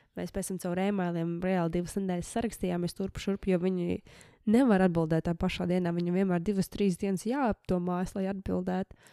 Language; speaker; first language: Latvian; early bilingual, heritage; Latvian